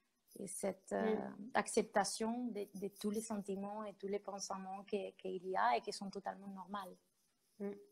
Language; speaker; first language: French; non-native, fluent; Spanish